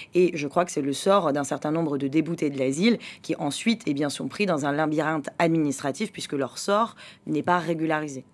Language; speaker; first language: French; native; French